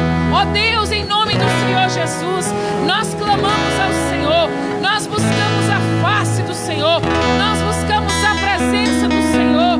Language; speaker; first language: Portuguese; native; Portuguese